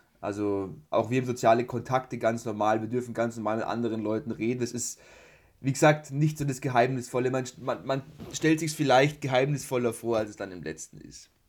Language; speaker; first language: German; native; German